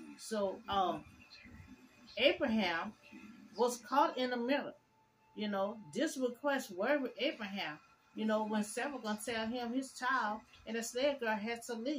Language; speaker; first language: English; native; English